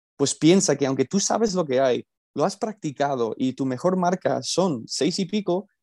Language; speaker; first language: Spanish; early bilingual, heritage; Spanish